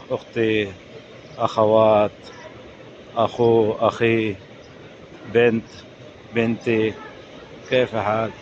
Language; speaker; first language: Arabic; non-native, learner; Urdu